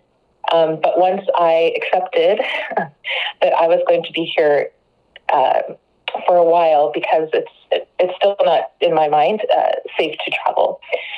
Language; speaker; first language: English; native; English